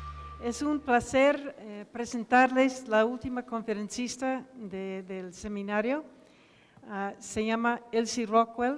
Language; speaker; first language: Spanish; non-native, fluent; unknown